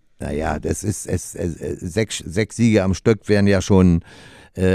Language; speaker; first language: German; native; German